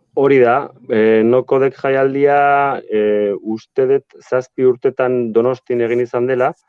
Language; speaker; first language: Basque; native; Basque